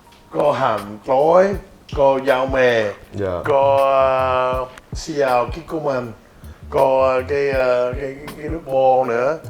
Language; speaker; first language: Vietnamese; early bilingual, heritage; Vietnamese